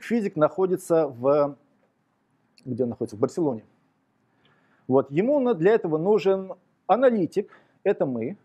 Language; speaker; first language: Russian; native; Russian